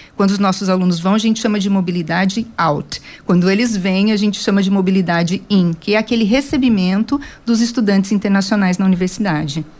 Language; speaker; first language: Portuguese; native; Portuguese